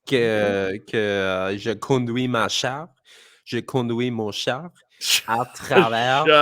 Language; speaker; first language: French; non-native, fluent; English